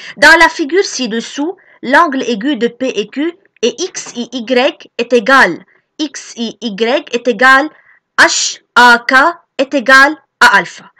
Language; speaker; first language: French; non-native, local second language; Arabic